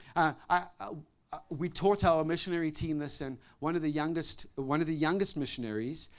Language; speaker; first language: English; native; English